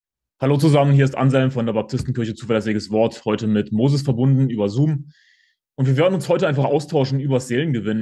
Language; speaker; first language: German; native; German